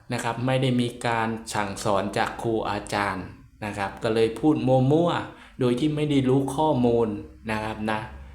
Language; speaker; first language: Thai; native; Thai